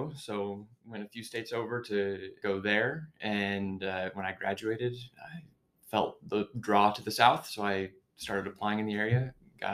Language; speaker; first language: English; native; English